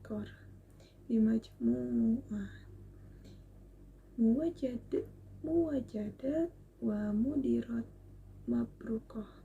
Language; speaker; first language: Arabic; non-native, learner; Indonesian